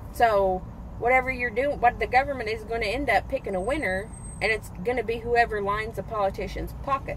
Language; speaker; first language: English; native; English